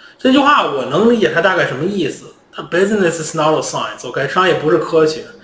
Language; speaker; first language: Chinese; native; Chinese